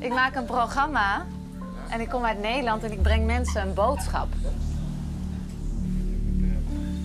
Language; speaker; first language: Dutch; native; Dutch